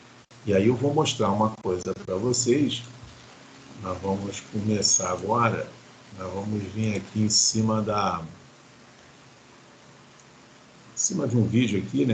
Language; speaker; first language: Portuguese; native; Portuguese